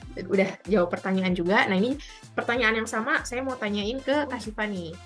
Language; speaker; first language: Indonesian; native; Indonesian